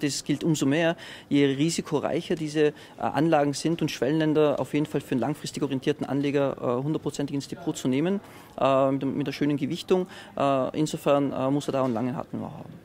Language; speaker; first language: German; native; German